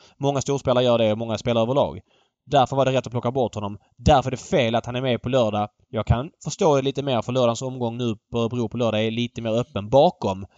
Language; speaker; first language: Swedish; native; Swedish